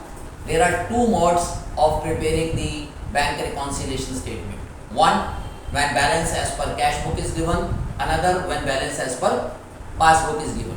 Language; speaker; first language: English; non-native, local second language; Hindi